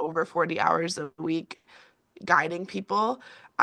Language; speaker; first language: English; native; English